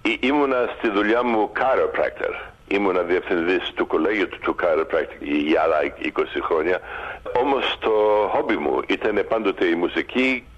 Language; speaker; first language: Greek; early bilingual, heritage; Greek